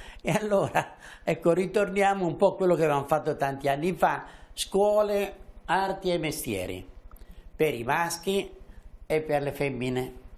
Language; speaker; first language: Italian; native; Italian